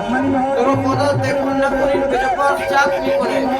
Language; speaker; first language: Persian; non-native, local second language; Baluchi